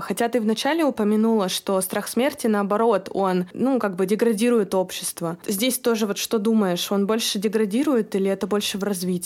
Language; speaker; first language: Russian; native; Russian